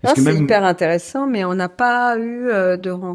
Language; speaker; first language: French; native; French